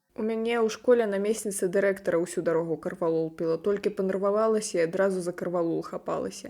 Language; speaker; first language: Belarusian; non-native, local second language; Russian